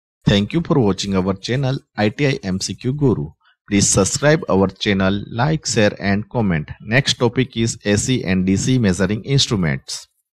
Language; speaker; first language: English; non-native, local second language; Gujarati